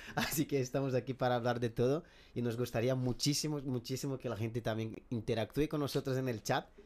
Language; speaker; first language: Spanish; non-native, fluent; Portuguese